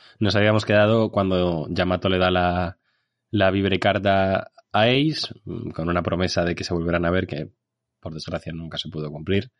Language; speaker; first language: Spanish; native; Spanish